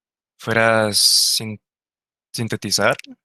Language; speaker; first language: Spanish; native; Spanish